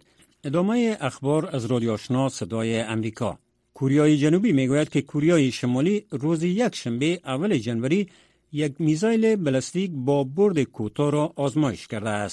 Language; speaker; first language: Persian; native; Persian